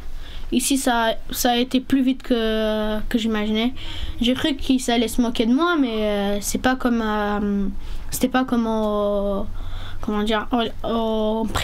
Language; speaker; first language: French; early bilingual, other home language; Romanian